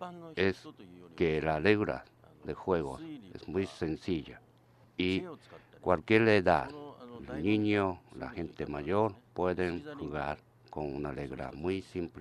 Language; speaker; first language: Spanish; non-native, learner; Japanese